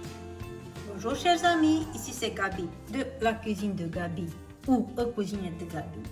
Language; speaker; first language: French; non-native, fluent; Romanian